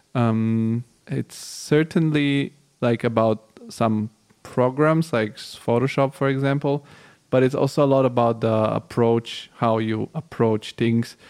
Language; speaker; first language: English; non-native, fluent; Bulgarian